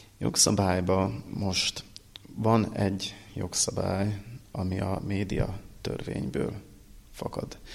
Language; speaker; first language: Hungarian; native; Hungarian